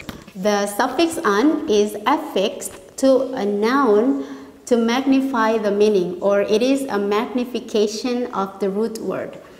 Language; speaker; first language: English; non-native, fluent; Indonesian